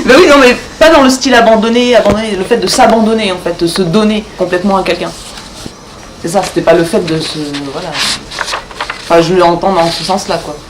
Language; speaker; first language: French; native; French